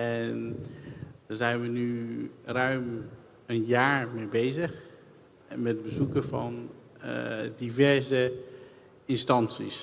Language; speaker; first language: Dutch; early bilingual, other home language; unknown